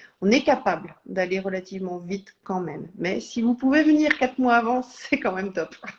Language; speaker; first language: French; native; French